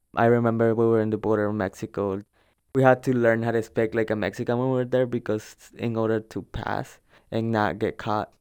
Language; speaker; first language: English; early bilingual, other home language; Spanish